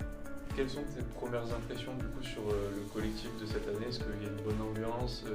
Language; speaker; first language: French; native; French